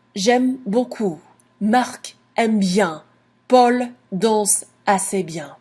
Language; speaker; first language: French; non-native, fluent; English